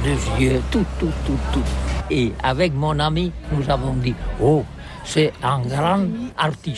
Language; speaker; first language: French; non-native, learner; Catalan